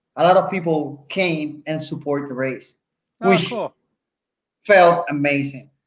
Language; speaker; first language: English; non-native, fluent; Spanish